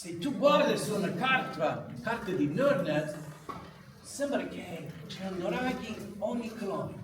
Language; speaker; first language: Italian; non-native, learner; English